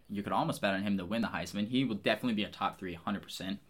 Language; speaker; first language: English; native; English